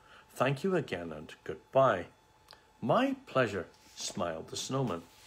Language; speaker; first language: English; native; English